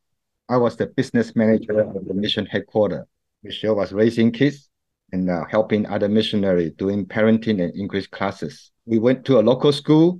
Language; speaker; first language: English; non-native, local second language; Min Nan Chinese